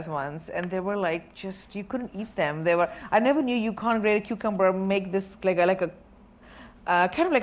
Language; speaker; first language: English; non-native, local second language; Sindhi